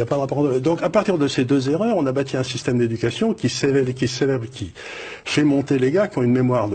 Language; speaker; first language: French; native; French